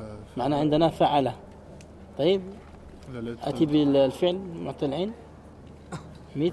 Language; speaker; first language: Arabic; non-native, fluent; French